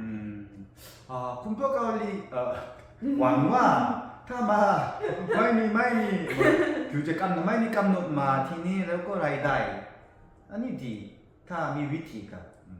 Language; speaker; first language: Thai; non-native, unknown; Korean